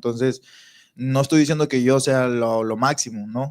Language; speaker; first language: Spanish; native; Spanish